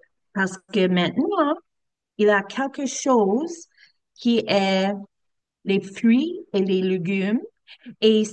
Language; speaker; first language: French; non-native, learner; English